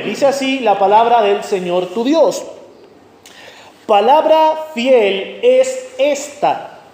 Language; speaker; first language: Spanish; native; Spanish